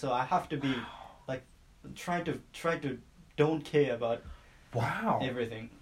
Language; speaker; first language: English; non-native, fluent; Japanese